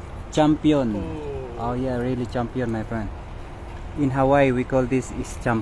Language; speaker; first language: English; non-native, learner; Filipino